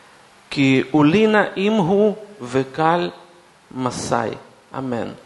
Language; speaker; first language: Hebrew; non-native, fluent; Russian